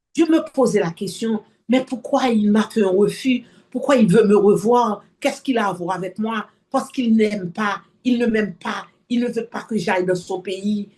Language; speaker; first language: French; non-native, local second language; Haitian Creole